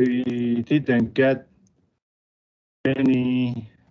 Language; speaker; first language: English; non-native, learner; Chinese